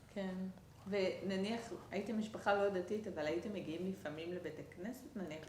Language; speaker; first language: Hebrew; native; Hebrew